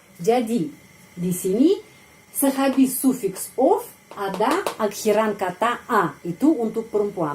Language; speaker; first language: Indonesian; non-native, fluent; Russian